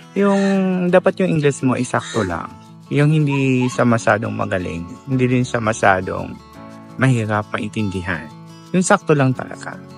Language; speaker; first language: Filipino; non-native, local second language; Cebuano